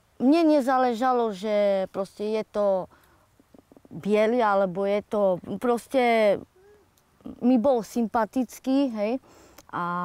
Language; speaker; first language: Slovak; non-native, local second language; Romany